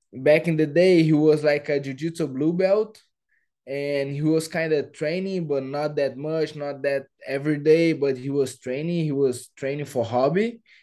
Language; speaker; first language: English; non-native, fluent; Portuguese